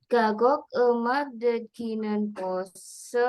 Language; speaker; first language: Korean; non-native, learner; Indonesian